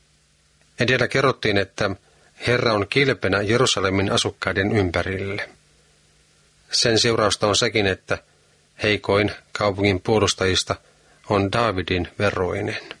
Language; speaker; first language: Finnish; native; Finnish